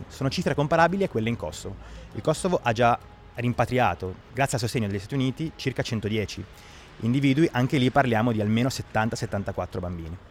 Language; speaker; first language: Italian; native; Italian